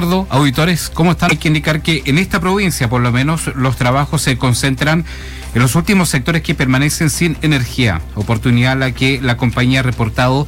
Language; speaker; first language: Spanish; native; Spanish